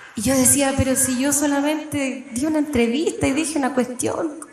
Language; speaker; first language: Spanish; native; Spanish